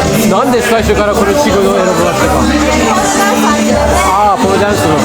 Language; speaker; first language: Japanese; non-native, learner; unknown